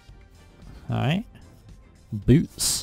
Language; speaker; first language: English; native; English